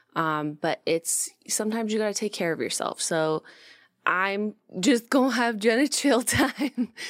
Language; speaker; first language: English; native; English